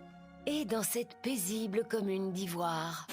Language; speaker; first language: French; native; French